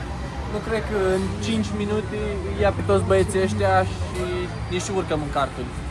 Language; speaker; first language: Romanian; native; Romanian